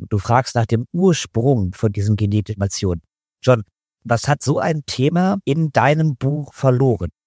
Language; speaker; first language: German; native; German